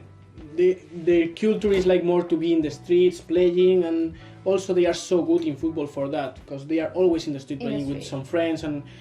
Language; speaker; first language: English; non-native, learner; Spanish